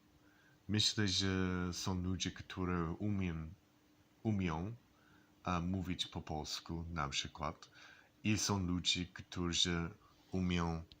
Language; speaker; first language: Polish; non-native, learner; English